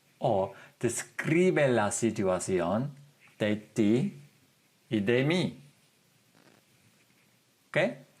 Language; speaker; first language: Spanish; non-native, fluent; English